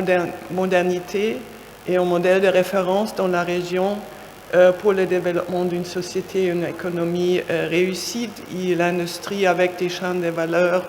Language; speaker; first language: French; non-native, fluent; German